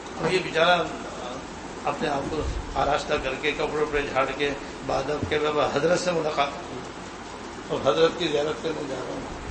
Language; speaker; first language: Urdu; native; Urdu